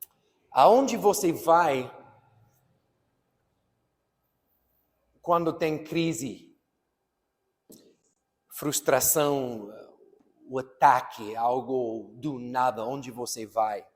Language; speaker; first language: Portuguese; non-native, fluent; English